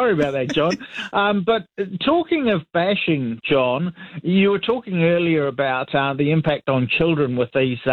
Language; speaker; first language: English; native; English